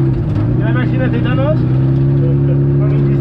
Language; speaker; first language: French; native; French